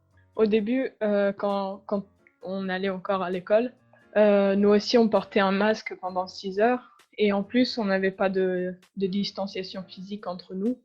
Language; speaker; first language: French; non-native, fluent; Italian